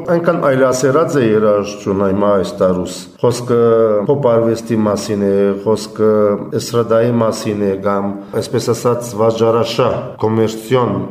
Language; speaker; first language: Armenian; early bilingual, heritage; Armenian